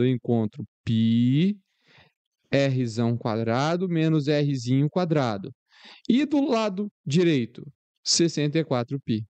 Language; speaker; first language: Portuguese; native; Portuguese